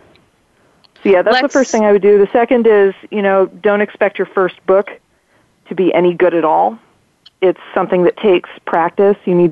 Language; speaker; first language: English; native; English